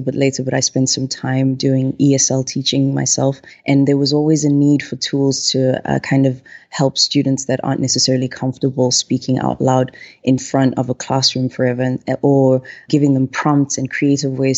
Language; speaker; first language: English; non-native, local second language; Zulu